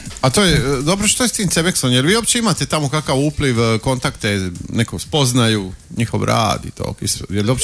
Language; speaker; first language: Croatian; native; Croatian